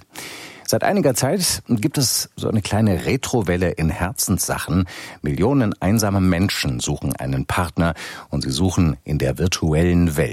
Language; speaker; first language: German; native; German